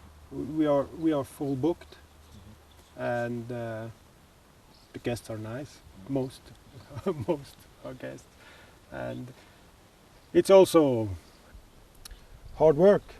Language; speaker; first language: English; non-native, learner; Swiss German